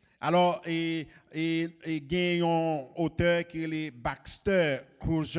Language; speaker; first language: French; non-native, local second language; Haitian Creole